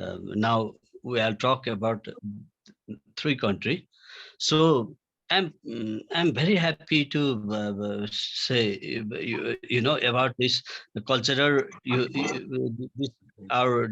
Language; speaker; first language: English; non-native, learner; Nepali